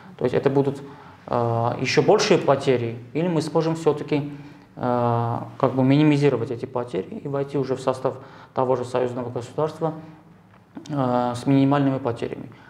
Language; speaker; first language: Russian; non-native, local second language; Armenian